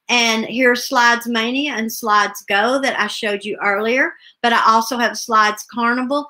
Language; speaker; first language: English; native; English